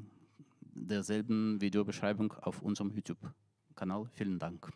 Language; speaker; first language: German; non-native, fluent; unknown